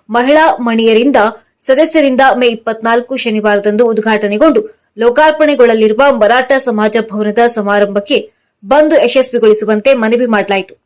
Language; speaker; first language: Kannada; native; Kannada